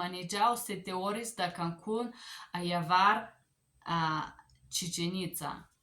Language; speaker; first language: Spanish; non-native, learner; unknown